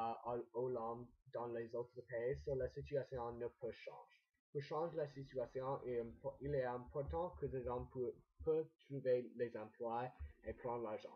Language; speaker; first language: French; non-native, learner; English